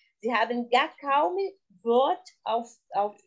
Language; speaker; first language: German; non-native, learner; Portuguese